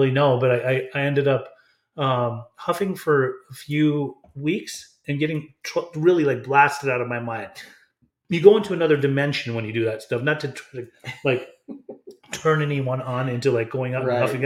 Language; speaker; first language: English; early bilingual, other home language; German